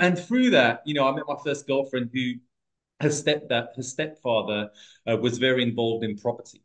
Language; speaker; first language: English; early bilingual, other home language; Portuguese